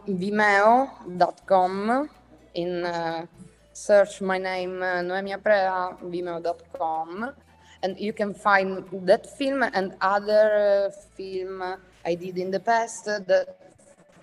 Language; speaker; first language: English; non-native, learner; Italian